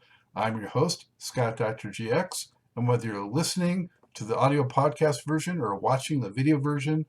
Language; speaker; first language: English; native; English